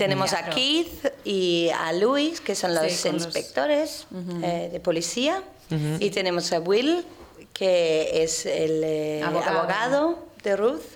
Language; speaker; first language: Spanish; non-native, fluent; English